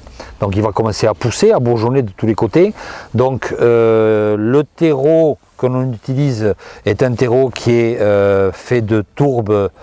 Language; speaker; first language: French; native; French